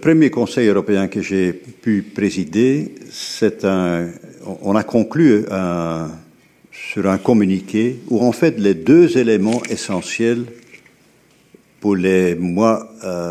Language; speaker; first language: French; native; French